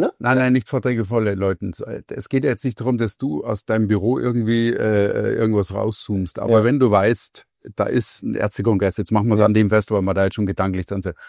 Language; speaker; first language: German; native; German